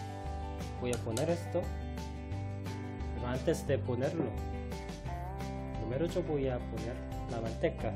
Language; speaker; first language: Spanish; non-native, fluent; Korean